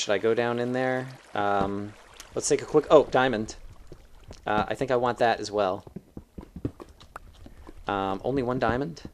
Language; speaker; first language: English; native; English